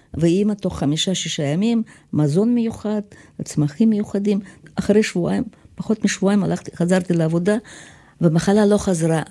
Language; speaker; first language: Hebrew; non-native, fluent; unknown